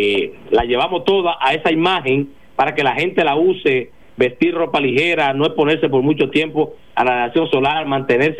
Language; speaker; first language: Spanish; native; Spanish